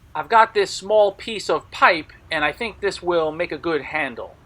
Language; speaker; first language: English; native; English